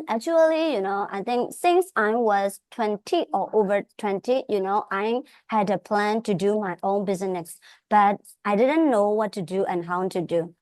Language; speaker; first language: English; non-native, fluent; Burmese